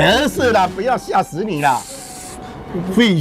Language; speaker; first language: Chinese; native; Chinese